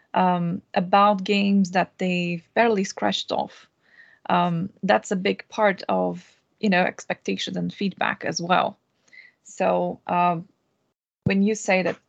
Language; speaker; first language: English; non-native, fluent; Portuguese